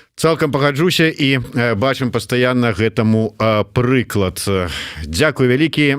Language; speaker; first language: Belarusian; native; Belarusian